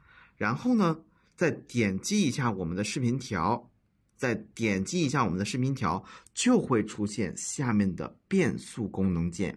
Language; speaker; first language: Chinese; native; Chinese